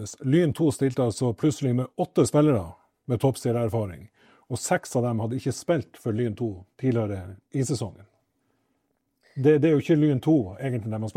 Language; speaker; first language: Norwegian; native; Norwegian